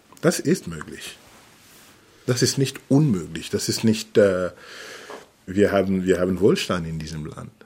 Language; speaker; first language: German; non-native, fluent; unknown